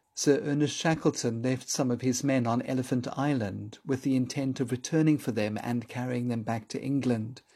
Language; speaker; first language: English; native; English